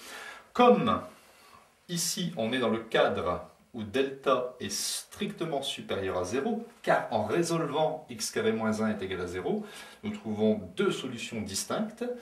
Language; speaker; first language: French; native; French